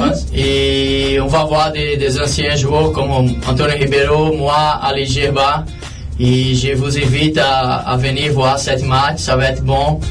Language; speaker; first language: French; non-native, learner; Portuguese